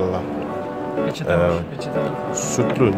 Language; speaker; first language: Turkish; non-native, fluent; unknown